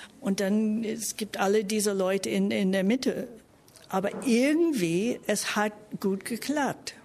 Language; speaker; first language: German; non-native, fluent; English